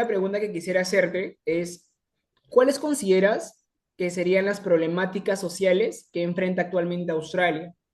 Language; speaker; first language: Spanish; native; Spanish